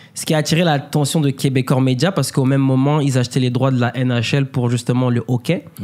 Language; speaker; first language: French; native; French